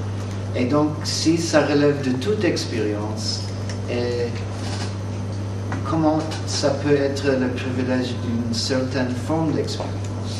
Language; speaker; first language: French; non-native, fluent; English